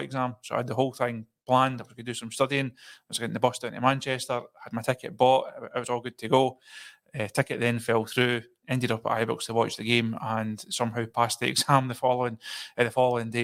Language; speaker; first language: English; native; English